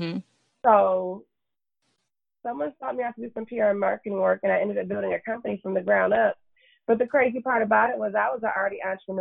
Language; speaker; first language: English; native; English